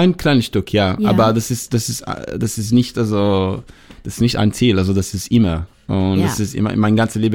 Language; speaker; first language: German; non-native, learner; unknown